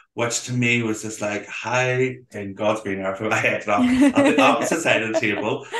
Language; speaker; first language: English; native; English